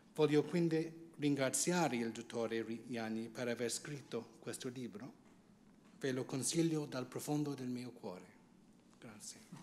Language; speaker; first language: Italian; non-native, fluent; English